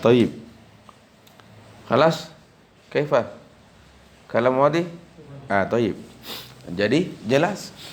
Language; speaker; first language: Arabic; non-native, fluent; Indonesian